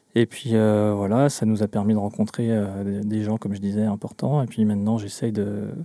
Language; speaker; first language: French; native; French